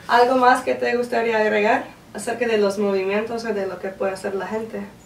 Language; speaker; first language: Spanish; non-native, fluent; English